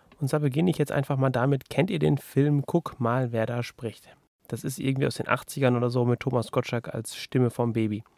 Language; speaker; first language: German; native; German